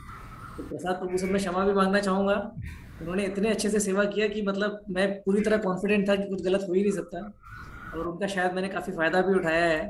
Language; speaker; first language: Hindi; native; Hindi